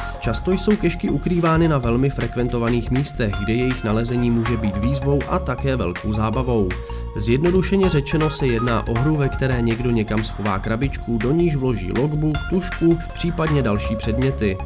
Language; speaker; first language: Czech; native; Czech